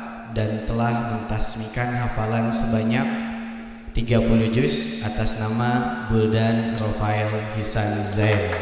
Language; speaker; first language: Indonesian; native; Indonesian